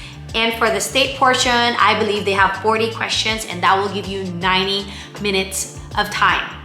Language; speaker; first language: English; non-native, local second language; Filipino